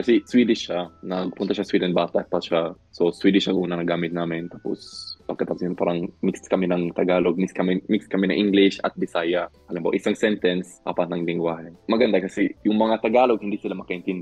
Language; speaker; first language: Filipino; non-native, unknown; Swedish